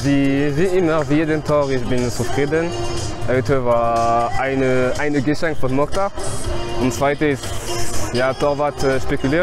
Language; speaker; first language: German; non-native, learner; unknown